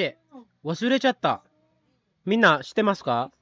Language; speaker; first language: Japanese; non-native, learner; Filipino